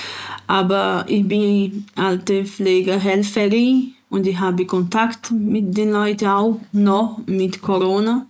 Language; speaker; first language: German; non-native, learner; Portuguese